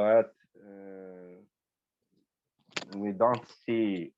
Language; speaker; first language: English; non-native, learner; Portuguese